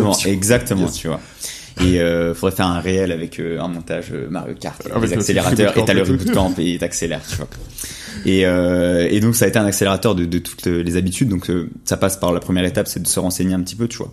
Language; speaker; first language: French; native; French